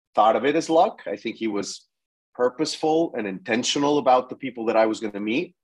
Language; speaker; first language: English; non-native, fluent; Spanish